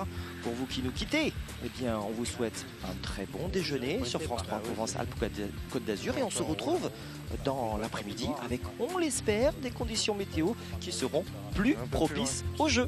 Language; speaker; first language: French; native; French